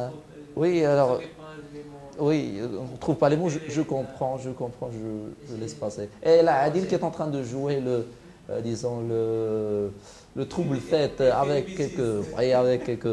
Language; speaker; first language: French; non-native, local second language; Arabic